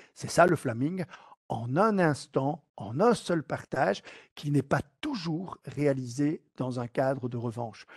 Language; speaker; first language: French; native; French